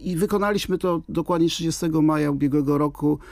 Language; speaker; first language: Polish; native; Polish